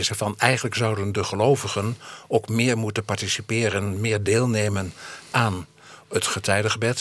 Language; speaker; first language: Dutch; native; Dutch